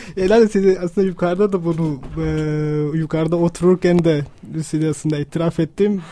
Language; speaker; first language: Turkish; non-native, fluent; Urdu